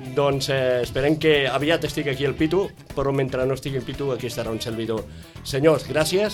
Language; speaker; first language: Catalan; native; Catalan